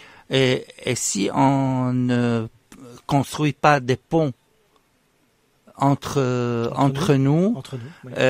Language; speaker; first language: French; non-native, fluent; Arabic